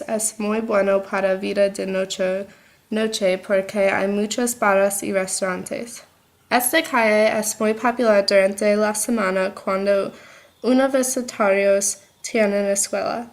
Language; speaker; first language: Spanish; non-native, learner; English